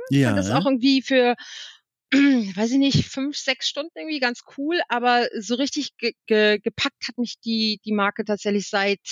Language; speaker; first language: German; native; German